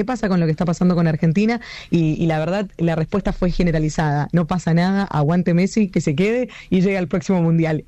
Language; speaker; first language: Spanish; native; Spanish